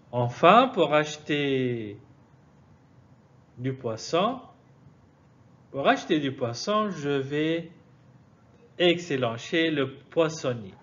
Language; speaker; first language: French; non-native, fluent; Arabic